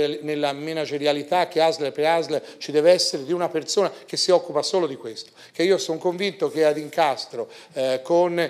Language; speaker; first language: Italian; native; Italian